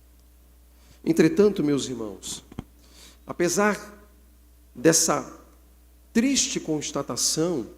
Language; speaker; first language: Portuguese; native; Portuguese